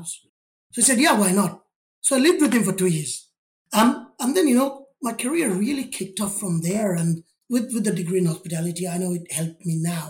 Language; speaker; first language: English; non-native, local second language; Bangla